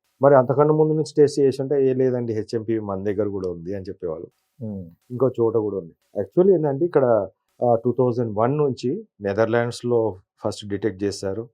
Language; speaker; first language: Telugu; native; Telugu